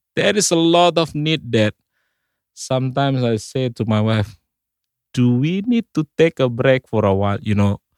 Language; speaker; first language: English; non-native, fluent; Indonesian